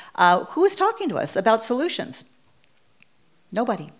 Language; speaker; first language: English; native; English